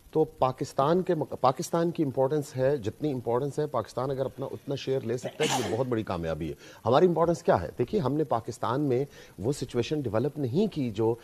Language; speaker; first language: Urdu; native; Urdu